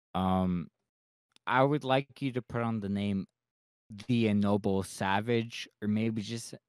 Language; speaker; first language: English; native; English